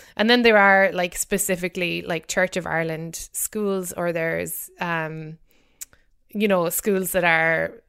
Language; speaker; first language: English; native; English